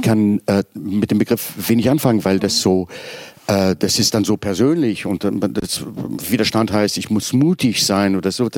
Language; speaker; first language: German; native; German